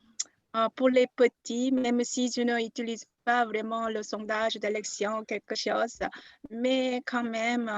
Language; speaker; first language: French; non-native, fluent; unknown